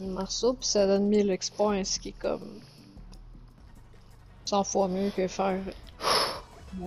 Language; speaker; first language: French; native; French